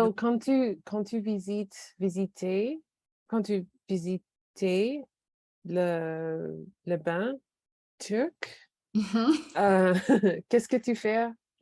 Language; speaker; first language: French; non-native, learner; English